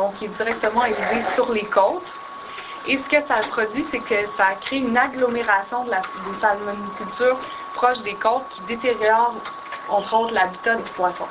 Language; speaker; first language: French; native; French